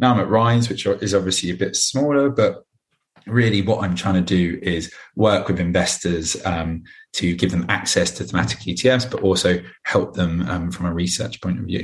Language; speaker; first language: English; native; English